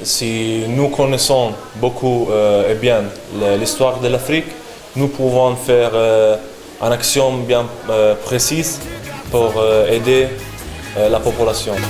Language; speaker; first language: French; non-native, fluent; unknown